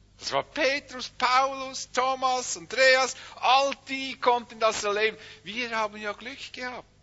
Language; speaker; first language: German; native; German